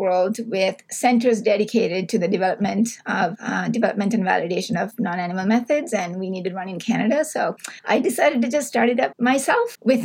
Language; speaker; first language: English; non-native, local second language; Sinhala